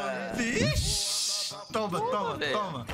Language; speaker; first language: Portuguese; native; Portuguese